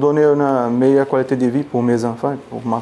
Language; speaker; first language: French; non-native, learner; Portuguese